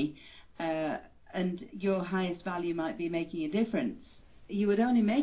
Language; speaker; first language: English; native; English